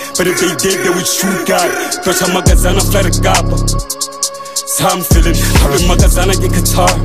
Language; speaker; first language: English; non-native, local second language; Tswana